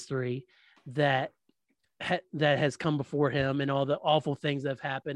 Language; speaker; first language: English; native; English